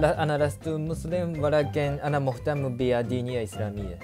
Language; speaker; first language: Arabic; non-native, learner; Japanese